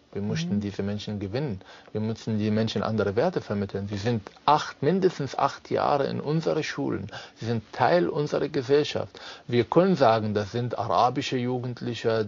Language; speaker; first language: German; non-native, fluent; Arabic